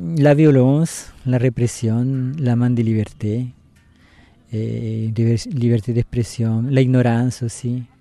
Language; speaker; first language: French; non-native, fluent; Spanish